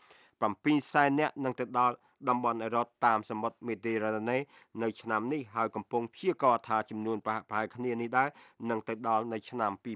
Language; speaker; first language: Khmer; native; Khmer